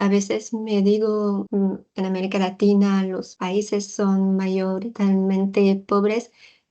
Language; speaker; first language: Spanish; non-native, fluent; French